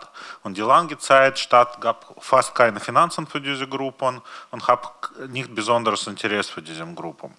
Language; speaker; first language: German; non-native, learner; Russian